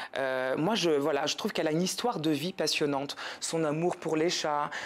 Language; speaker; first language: French; native; French